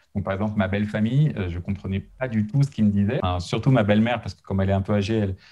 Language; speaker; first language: French; native; French